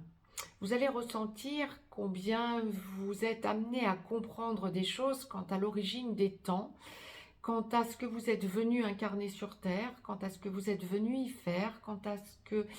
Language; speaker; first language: French; native; French